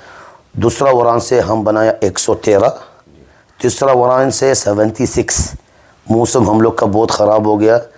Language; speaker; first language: Hindi; non-native, learner; Arabic